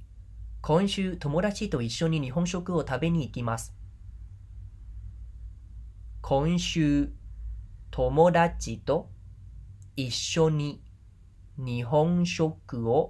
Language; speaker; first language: Japanese; non-native, fluent; Khmer